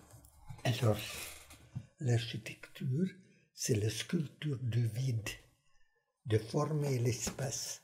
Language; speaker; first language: French; non-native, fluent; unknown